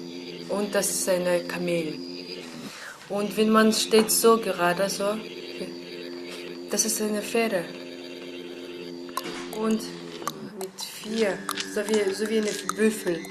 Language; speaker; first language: German; non-native, learner; Mongolian